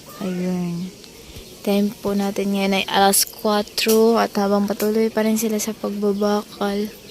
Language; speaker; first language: Filipino; native; Filipino